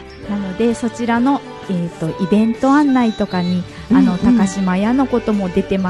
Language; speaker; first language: Japanese; native; Japanese